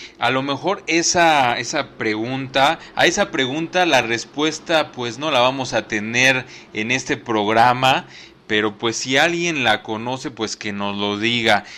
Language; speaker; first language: Spanish; native; Spanish